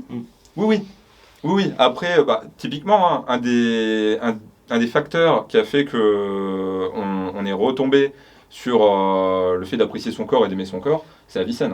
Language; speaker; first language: French; native; French